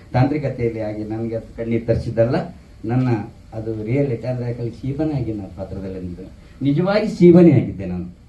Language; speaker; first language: Kannada; native; Kannada